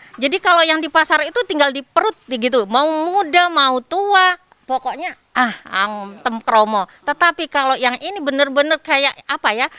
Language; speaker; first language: Indonesian; non-native, local second language; Sasak